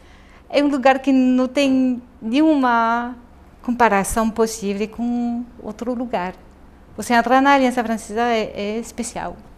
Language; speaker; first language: Portuguese; non-native, fluent; French